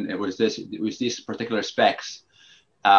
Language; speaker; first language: English; non-native, fluent; Arabic